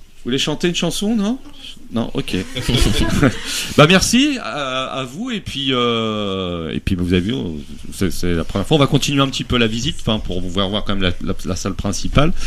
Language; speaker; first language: French; native; French